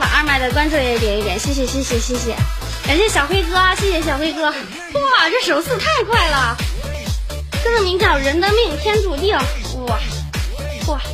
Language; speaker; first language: Chinese; native; Chinese